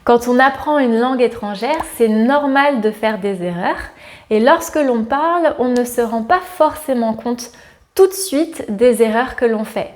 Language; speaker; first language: French; native; French